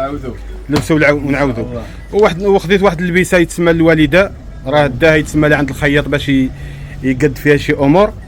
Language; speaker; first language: Arabic; native; Arabic